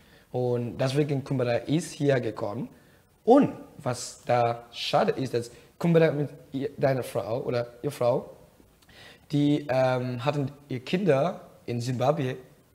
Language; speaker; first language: German; non-native, fluent; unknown